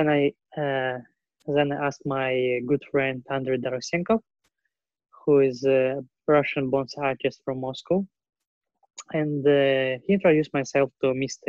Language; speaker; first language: English; non-native, learner; Russian